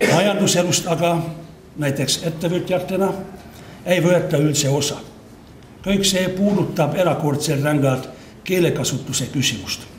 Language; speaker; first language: Estonian; non-native, fluent; Hungarian